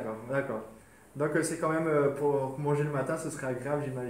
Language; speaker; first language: French; native; French